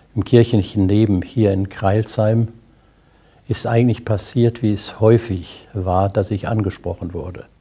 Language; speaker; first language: German; native; German